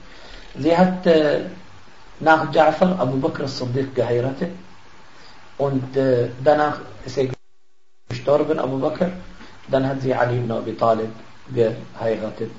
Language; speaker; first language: German; non-native, fluent; Arabic